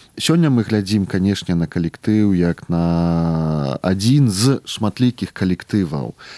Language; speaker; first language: Belarusian; native; Belarusian